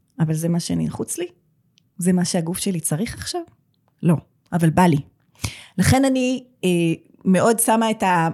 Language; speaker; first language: Hebrew; native; Hebrew